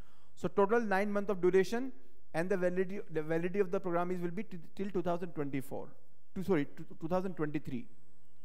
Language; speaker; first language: English; non-native, local second language; Hindi